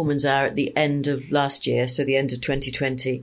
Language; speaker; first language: English; native; English